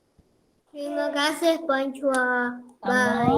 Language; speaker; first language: Indonesian; non-native, local second language; Chinese